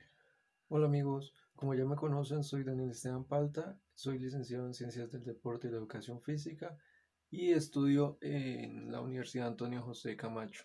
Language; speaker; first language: Spanish; native; Spanish